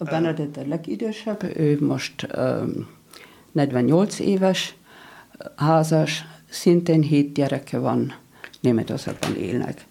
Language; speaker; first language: Hungarian; non-native, learner; German